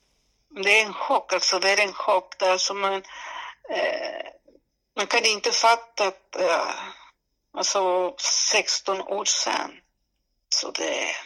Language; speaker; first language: Swedish; non-native, fluent; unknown